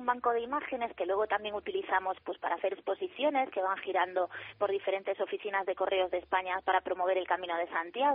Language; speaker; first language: Spanish; native; Spanish